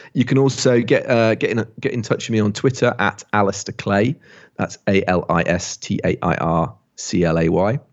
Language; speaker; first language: English; native; English